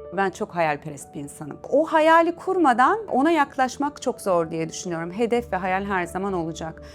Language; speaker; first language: Turkish; native; Turkish